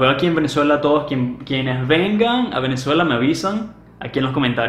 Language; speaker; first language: Spanish; native; Spanish